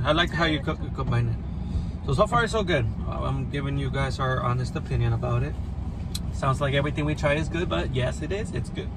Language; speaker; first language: English; early bilingual, other home language; Spanish